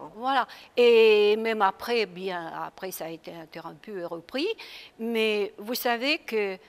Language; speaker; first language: French; non-native, fluent; Russian